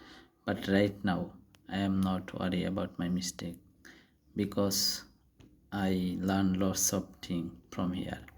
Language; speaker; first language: English; non-native, learner; Bangla